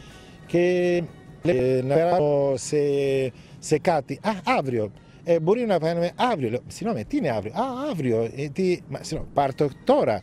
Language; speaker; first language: Greek; non-native, fluent; Italian